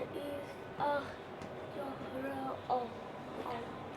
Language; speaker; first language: German; non-native, learner; Indonesian